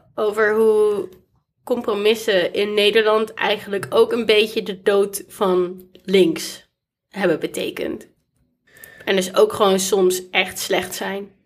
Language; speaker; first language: Dutch; native; Dutch